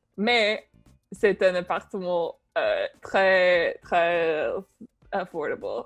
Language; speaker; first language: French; non-native, fluent; English